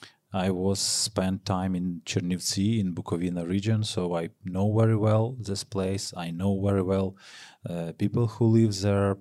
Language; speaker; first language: English; non-native, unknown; Ukrainian